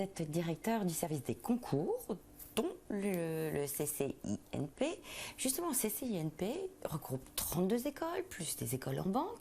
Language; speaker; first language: French; native; French